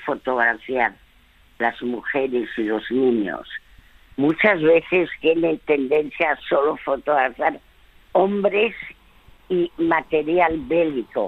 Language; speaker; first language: Spanish; early bilingual, other home language; French